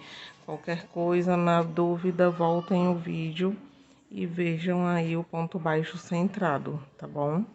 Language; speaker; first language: Portuguese; native; Portuguese